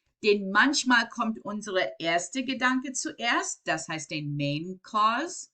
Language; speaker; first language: German; non-native, fluent; English